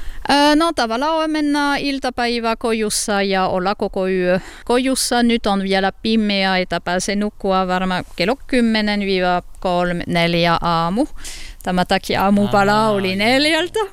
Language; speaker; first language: Finnish; non-native, learner; French